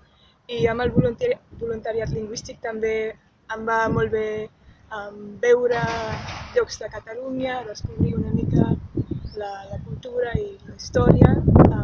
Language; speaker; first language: Catalan; non-native, learner; German